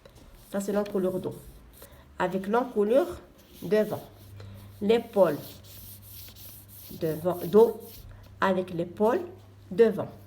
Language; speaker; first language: French; non-native, local second language; Arabic